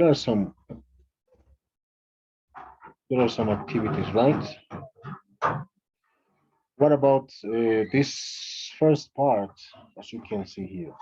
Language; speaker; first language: English; non-native, fluent; Spanish